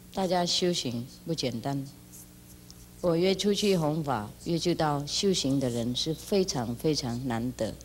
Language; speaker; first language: Chinese; non-native, fluent; Vietnamese